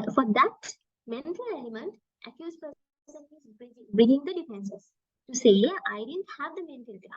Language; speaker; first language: English; non-native, local second language; Sinhala